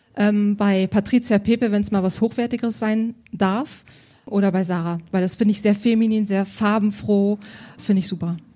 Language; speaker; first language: German; native; German